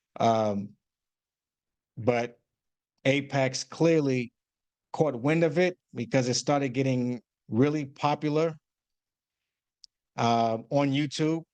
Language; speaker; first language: English; native; English